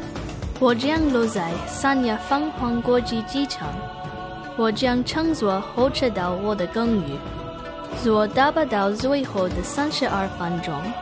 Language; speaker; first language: Chinese; non-native, learner; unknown